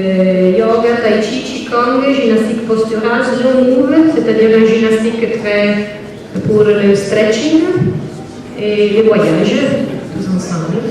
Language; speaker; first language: French; non-native, learner; Italian